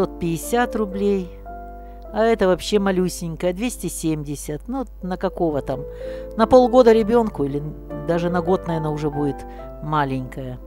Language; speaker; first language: Russian; native; Russian